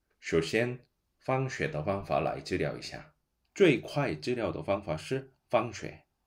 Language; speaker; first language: Chinese; non-native, fluent; Korean